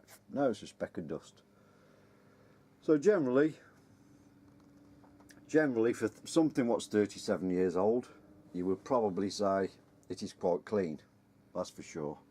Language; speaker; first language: English; native; English